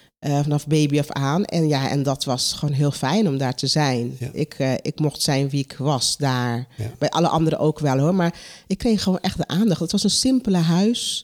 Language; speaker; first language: Dutch; non-native, local second language; Papiamento